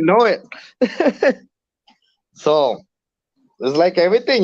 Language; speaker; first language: English; early bilingual, other home language; Spanish